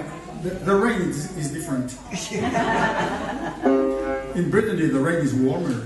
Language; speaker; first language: English; non-native, fluent; French